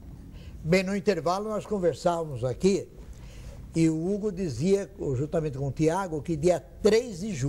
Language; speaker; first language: Portuguese; native; Portuguese